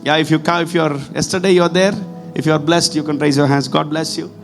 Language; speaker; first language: English; non-native, local second language; Telugu